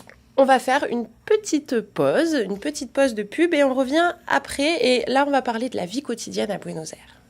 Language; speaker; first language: French; native; French